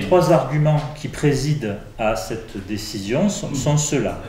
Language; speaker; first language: French; native; French